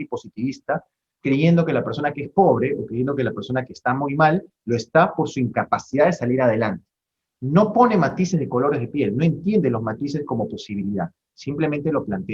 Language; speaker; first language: Spanish; native; Spanish